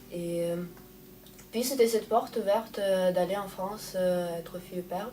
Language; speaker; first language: French; non-native, fluent; Russian